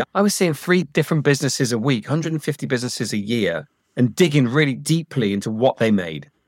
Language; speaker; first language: English; native; English